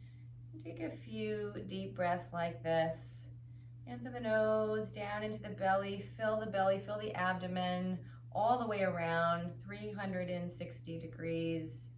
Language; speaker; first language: English; native; English